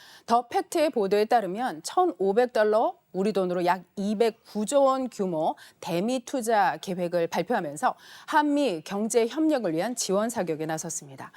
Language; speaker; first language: Korean; native; Korean